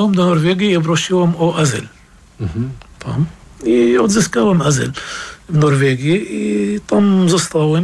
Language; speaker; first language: Polish; non-native, fluent; Arabic